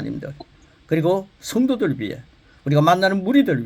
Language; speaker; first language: Korean; native; Korean